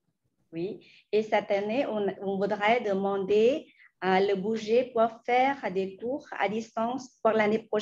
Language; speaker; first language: French; non-native, fluent; Lao